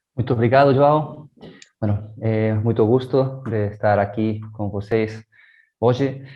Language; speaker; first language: Portuguese; non-native, learner; Spanish